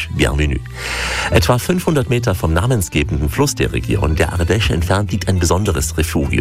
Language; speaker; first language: German; native; German